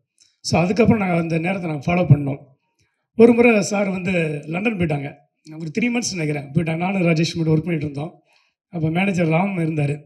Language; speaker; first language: Tamil; native; Tamil